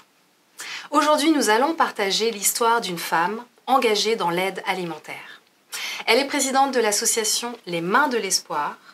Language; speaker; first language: French; native; French